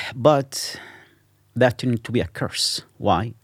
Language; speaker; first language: English; non-native, fluent; Arabic